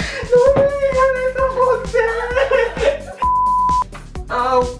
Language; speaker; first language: Korean; non-native, learner; Japanese